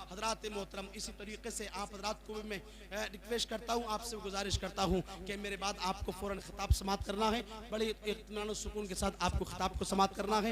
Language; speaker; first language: Hindi; native; Hindi